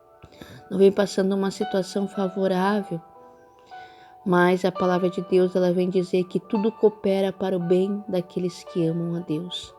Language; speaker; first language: Portuguese; native; Portuguese